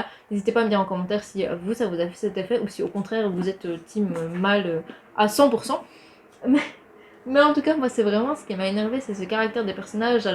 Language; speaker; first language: French; native; French